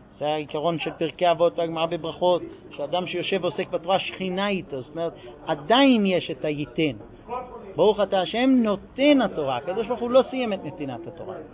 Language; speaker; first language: Hebrew; non-native, fluent; English